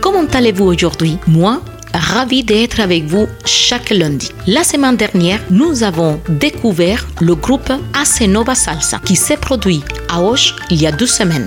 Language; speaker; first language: French; non-native, fluent; Spanish